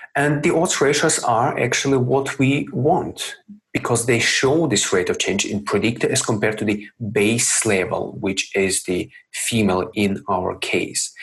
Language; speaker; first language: English; non-native, fluent; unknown